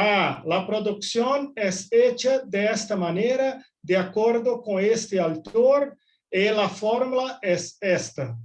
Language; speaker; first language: Spanish; non-native, fluent; Portuguese